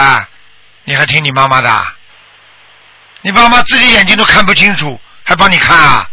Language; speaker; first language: Chinese; native; Chinese